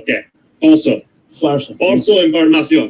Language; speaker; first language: Spanish; non-native, learner; English